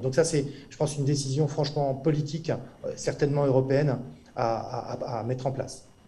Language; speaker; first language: French; native; French